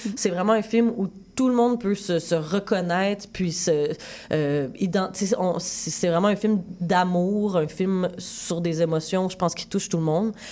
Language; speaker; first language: French; native; French